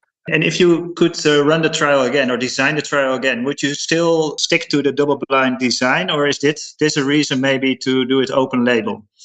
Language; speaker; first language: English; non-native, fluent; Dutch